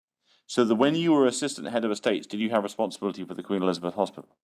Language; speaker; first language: English; native; English